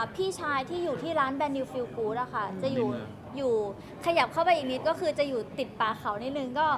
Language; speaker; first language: Thai; native; Thai